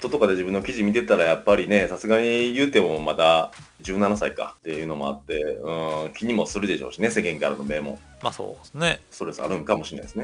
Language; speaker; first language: Japanese; native; Japanese